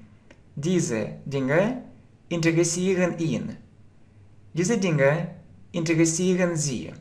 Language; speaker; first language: German; non-native, fluent; Russian